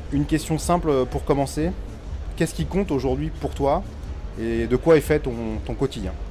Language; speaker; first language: French; native; French